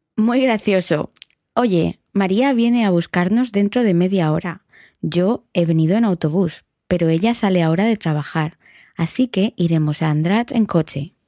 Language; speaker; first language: English; non-native, fluent; Spanish